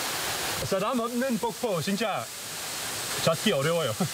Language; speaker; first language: Korean; non-native, learner; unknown